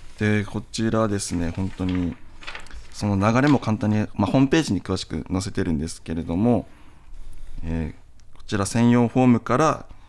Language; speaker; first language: Japanese; native; Japanese